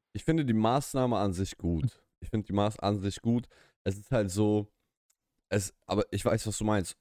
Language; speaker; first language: German; early bilingual, other home language; Russian